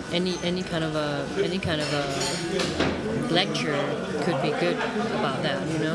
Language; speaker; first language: English; non-native, fluent; Spanish